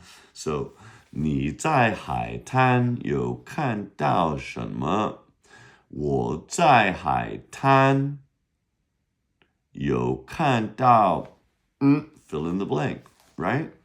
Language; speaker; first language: Chinese; non-native, fluent; English